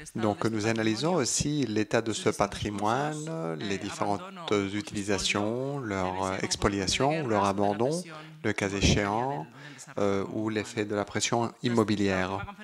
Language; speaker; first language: French; non-native, fluent; Spanish